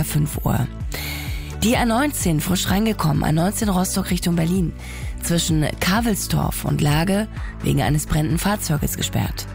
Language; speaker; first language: German; native; German